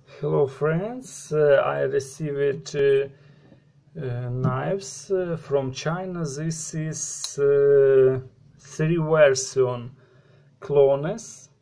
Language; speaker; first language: English; non-native, learner; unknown